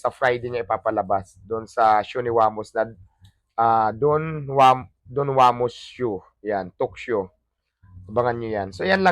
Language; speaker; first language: Filipino; non-native, local second language; Hiligaynon